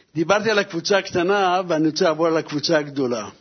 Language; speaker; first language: Hebrew; early bilingual, other home language; Persian